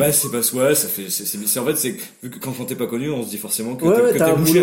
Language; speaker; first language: French; native; French